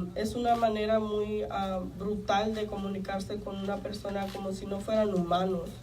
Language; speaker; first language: Spanish; early bilingual, heritage; Spanish